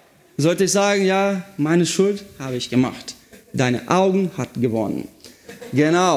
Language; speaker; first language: German; non-native, fluent; Portuguese